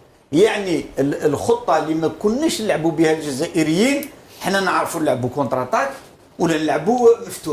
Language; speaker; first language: Arabic; native; Arabic